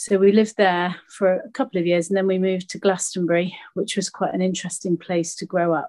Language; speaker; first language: English; native; English